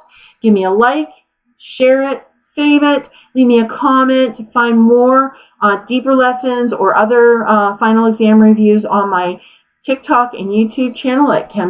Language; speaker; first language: English; native; English